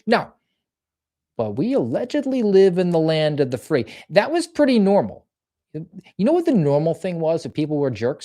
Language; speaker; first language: English; native; English